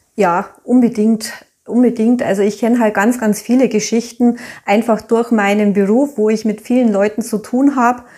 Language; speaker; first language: German; native; German